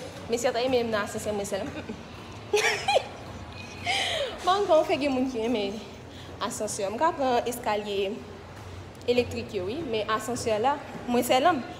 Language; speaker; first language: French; non-native, local second language; Haitian Creole